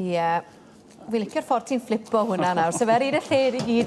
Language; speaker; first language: Welsh; native; Welsh